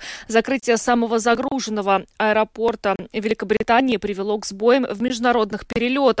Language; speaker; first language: Russian; native; Russian